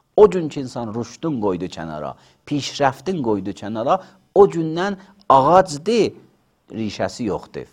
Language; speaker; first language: Azerbaijani; native; Azerbaijani